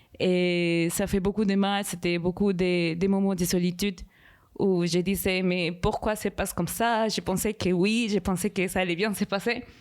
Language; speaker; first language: French; non-native, fluent; Spanish